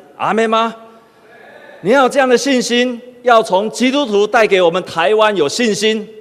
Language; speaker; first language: Chinese; native; Chinese